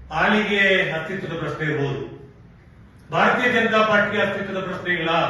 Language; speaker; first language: Kannada; non-native, local second language; Tulu